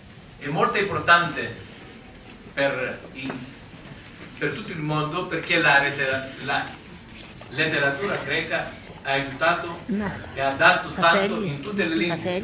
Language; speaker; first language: Italian; non-native, learner; Greek